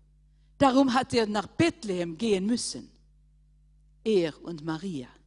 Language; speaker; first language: German; non-native, fluent; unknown